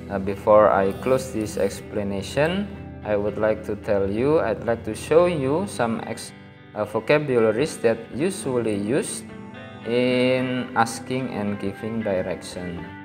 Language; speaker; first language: English; non-native, fluent; Indonesian